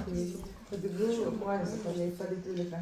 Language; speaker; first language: French; non-native, learner; Italian